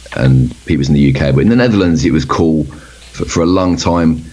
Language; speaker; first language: English; native; English